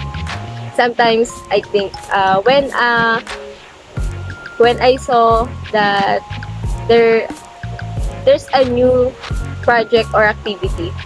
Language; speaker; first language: English; non-native, local second language; Filipino